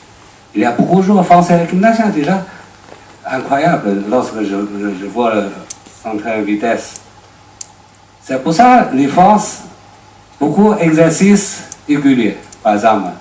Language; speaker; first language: French; non-native, learner; Chinese